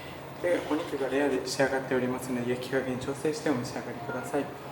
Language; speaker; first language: Japanese; native; Japanese